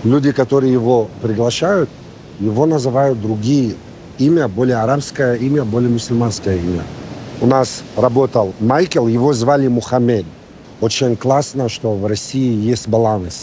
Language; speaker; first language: Russian; non-native, fluent; Arabic